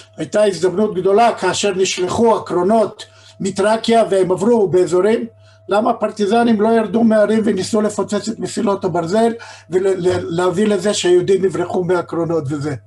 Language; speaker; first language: Hebrew; native; Hebrew